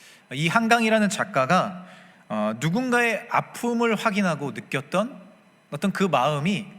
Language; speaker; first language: Korean; native; Korean